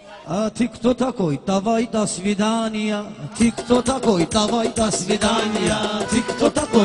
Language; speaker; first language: Russian; non-native, learner; Talysh